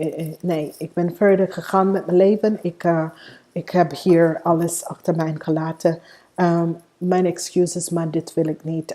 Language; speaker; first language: Dutch; non-native, fluent; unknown